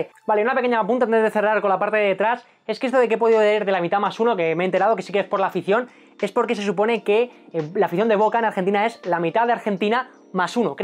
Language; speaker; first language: Spanish; native; Spanish